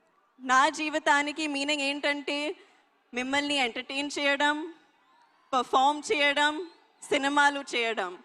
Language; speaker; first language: Telugu; non-native, learner; Hindi